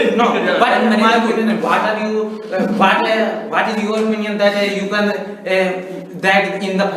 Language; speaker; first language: English; non-native, learner; Hindi